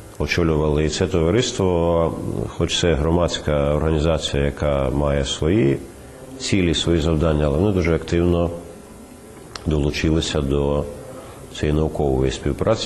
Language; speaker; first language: Ukrainian; native; Ukrainian